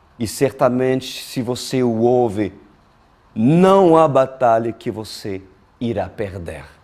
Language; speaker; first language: Portuguese; non-native, fluent; French